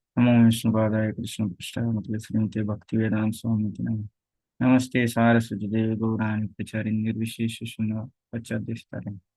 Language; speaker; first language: Hindi; non-native, local second language; Marathi